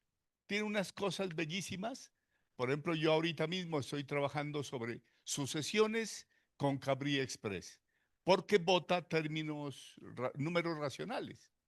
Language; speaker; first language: Spanish; native; Spanish